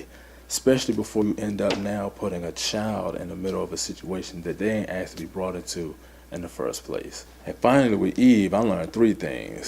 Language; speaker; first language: English; native; English